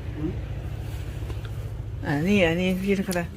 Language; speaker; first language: Korean; non-native, learner; Lao